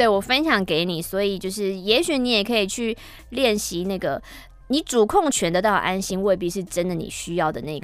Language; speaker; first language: Chinese; native; Chinese